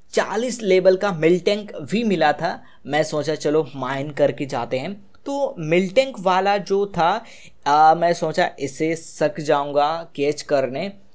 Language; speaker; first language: Hindi; native; Hindi